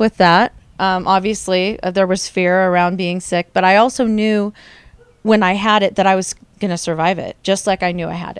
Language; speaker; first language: English; native; English